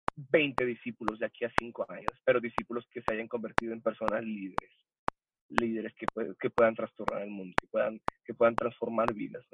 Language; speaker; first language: Spanish; early bilingual, heritage; Spanish